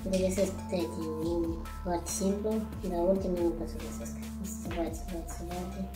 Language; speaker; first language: Romanian; non-native, learner; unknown